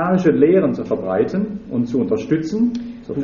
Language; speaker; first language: German; native; German